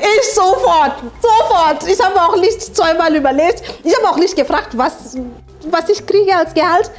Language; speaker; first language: German; non-native, fluent; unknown